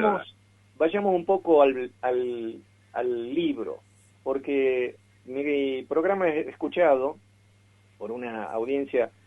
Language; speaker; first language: Spanish; native; Spanish